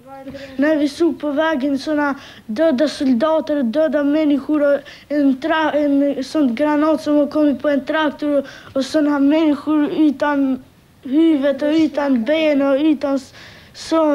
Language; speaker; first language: Swedish; non-native, learner; Albanian